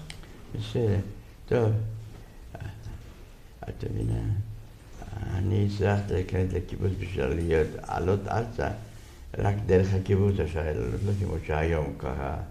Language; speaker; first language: Hebrew; non-native, fluent; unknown